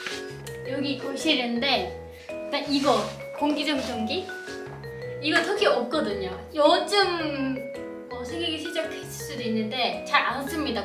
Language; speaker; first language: Korean; non-native, fluent; Turkish